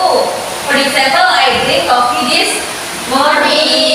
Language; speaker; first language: English; non-native, learner; Indonesian